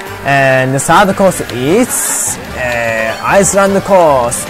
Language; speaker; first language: English; non-native, learner; Japanese